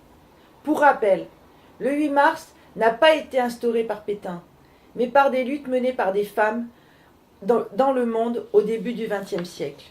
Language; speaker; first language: French; native; French